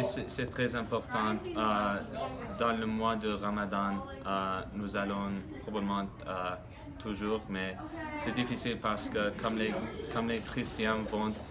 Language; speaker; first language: French; non-native, learner; English